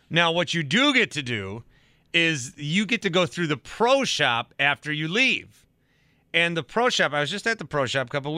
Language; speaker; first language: English; native; English